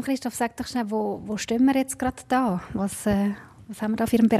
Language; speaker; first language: German; native; German